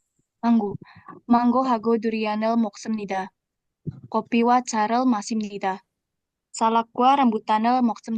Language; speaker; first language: Korean; non-native, learner; Indonesian